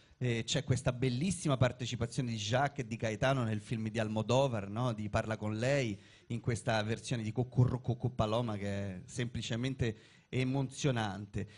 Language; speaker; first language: Italian; native; Italian